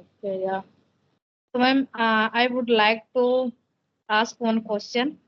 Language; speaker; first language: English; non-native, local second language; Hindi